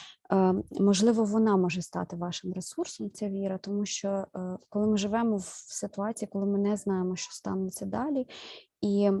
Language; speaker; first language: Ukrainian; native; Ukrainian